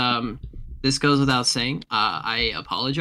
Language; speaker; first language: English; native; English